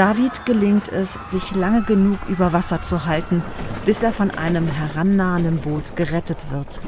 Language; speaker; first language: German; native; German